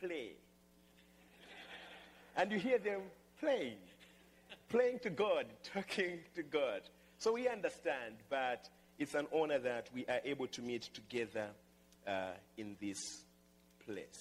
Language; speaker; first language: English; non-native, local second language; Nyanja